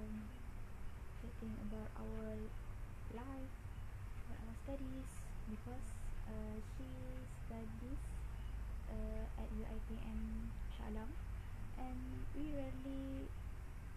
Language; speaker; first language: English; non-native, local second language; Malay